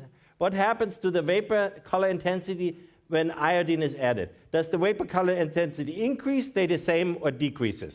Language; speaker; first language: English; non-native, fluent; German